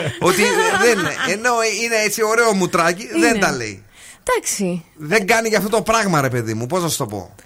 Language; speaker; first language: Greek; native; Greek